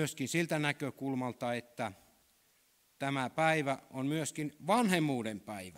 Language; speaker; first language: Finnish; native; Finnish